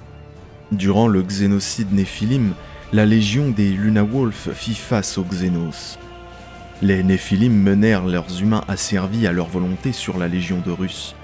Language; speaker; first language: French; native; French